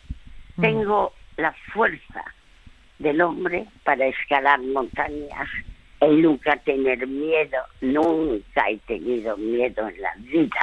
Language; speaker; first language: Spanish; early bilingual, other home language; French